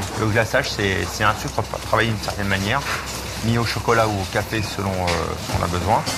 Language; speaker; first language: French; native; French